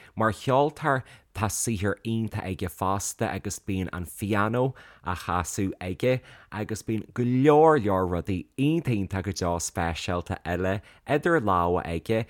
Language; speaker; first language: Irish; native; Irish